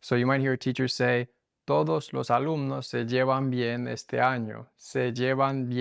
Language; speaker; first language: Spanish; non-native, fluent; English